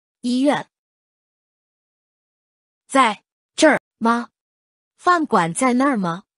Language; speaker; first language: Chinese; non-native, learner; English